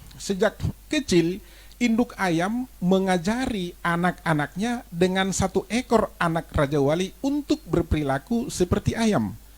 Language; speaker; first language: Indonesian; non-native, local second language; Batak Toba